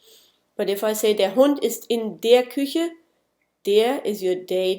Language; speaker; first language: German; non-native, fluent; English